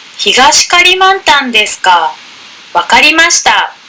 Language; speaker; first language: Japanese; non-native, learner; Indonesian